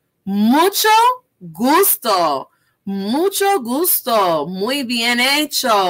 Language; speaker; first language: Spanish; early bilingual, heritage; Spanish